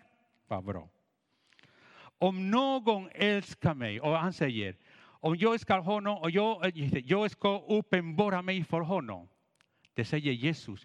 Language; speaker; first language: Swedish; non-native, fluent; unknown